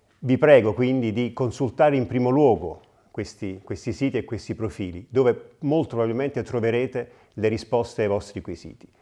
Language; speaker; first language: Italian; native; Italian